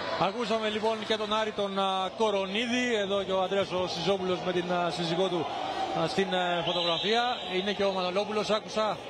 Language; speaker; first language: Greek; native; Greek